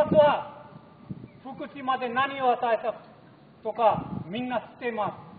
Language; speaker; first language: Japanese; non-native, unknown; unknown